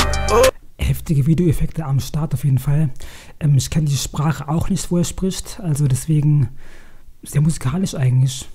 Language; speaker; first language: German; native; German